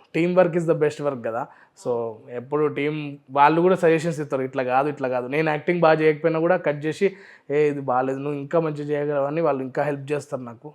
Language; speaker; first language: Telugu; non-native, local second language; Urdu